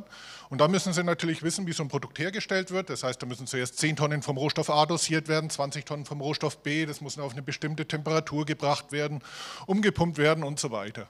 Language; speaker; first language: German; native; German